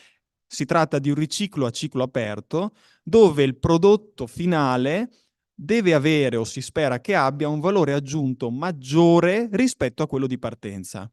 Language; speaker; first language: Italian; native; Italian